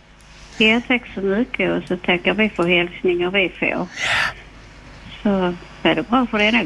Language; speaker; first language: Swedish; native; Swedish